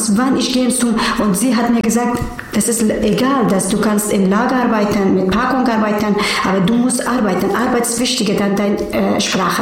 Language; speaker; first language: German; non-native, learner; Persian